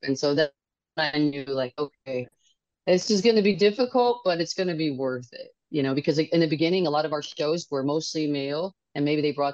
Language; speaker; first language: English; native; English